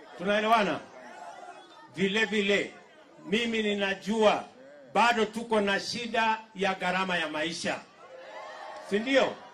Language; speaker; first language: Swahili; non-native, local second language; Kalenjin